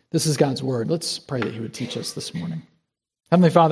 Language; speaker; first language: English; native; English